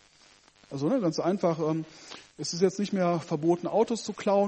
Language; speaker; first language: German; native; German